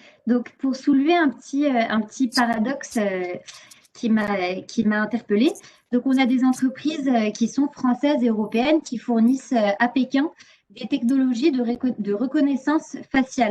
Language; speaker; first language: French; native; French